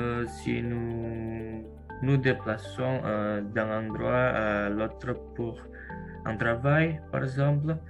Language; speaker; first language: French; non-native, learner; Indonesian